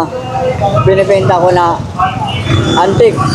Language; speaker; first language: Filipino; native; Filipino